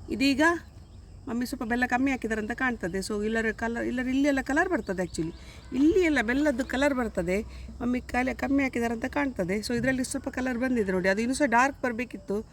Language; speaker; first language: Kannada; non-native, local second language; Tulu